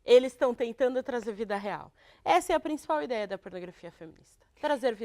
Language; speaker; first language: Portuguese; native; Portuguese